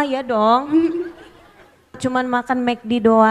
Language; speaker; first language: Indonesian; native; Indonesian